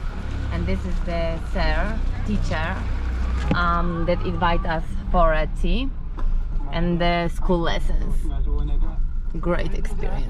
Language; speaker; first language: English; non-native, learner; Polish